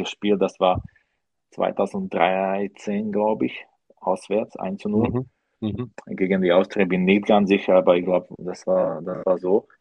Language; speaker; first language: German; non-native, learner; Slovak